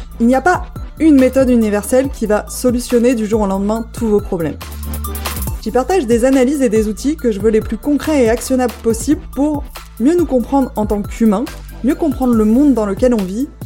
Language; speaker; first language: French; native; French